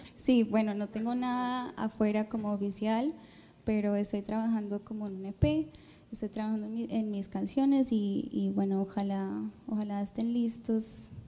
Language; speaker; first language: Spanish; early bilingual, heritage; Spanish